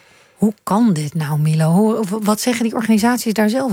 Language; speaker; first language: Dutch; native; Dutch